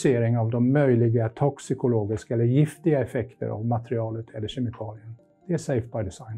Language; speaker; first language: Swedish; non-native, fluent; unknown